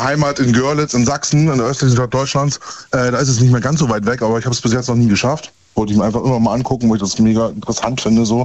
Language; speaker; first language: German; native; German